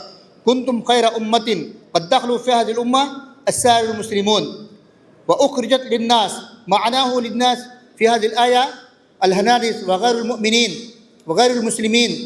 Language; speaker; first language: Arabic; non-native, learner; Urdu